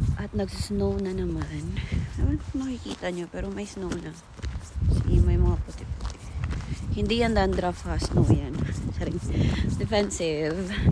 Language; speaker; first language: Filipino; native; Filipino